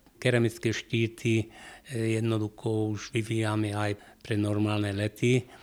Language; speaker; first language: Slovak; non-native, local second language; Hungarian